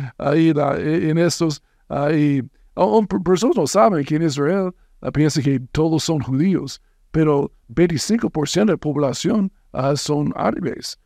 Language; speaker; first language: Spanish; non-native, fluent; English